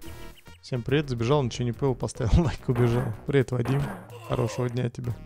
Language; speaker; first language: Russian; native; Russian